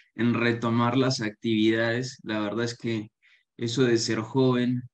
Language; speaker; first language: Spanish; native; Spanish